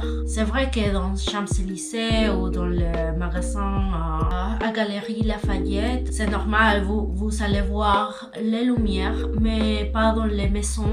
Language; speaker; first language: French; non-native, learner; Spanish